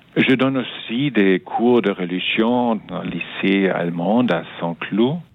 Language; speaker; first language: French; non-native, fluent; German